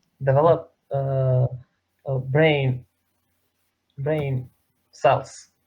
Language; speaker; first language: English; non-native, learner; Serbian